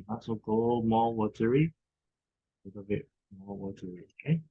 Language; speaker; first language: English; non-native, fluent; Chinese